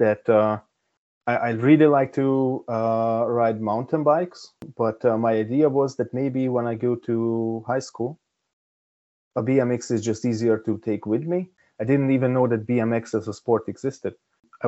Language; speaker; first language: English; non-native, fluent; Hungarian